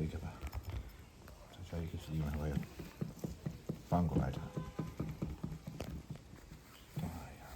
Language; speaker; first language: Chinese; non-native, learner; English